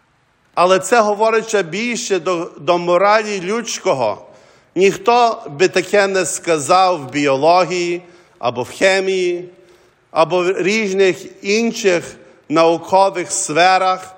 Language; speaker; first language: Ukrainian; early bilingual, heritage; Ukrainian